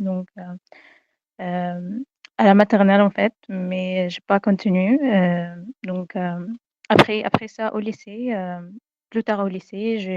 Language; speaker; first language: French; non-native, fluent; Arabic